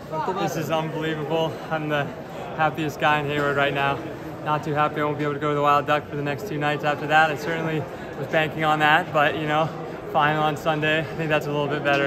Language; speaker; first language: English; early bilingual, other home language; German